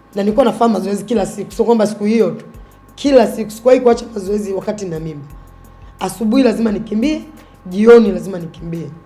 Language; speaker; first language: Swahili; native; Swahili